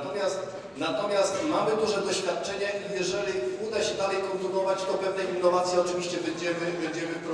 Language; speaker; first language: Polish; native; Polish